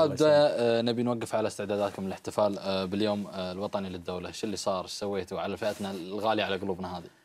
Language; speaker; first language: Arabic; native; Arabic